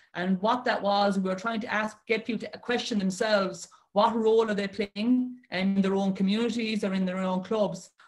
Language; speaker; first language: English; native; English